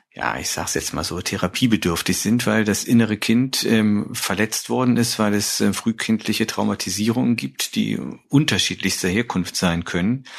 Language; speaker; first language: German; native; German